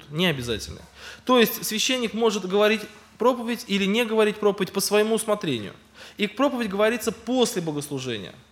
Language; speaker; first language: Russian; native; Russian